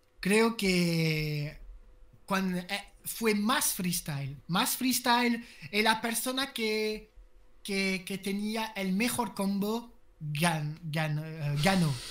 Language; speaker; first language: Spanish; non-native, learner; French